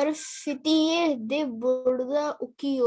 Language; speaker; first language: Turkish; non-native, learner; Urdu